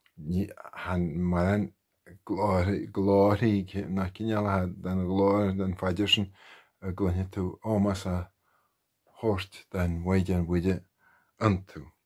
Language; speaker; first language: Irish; native; Irish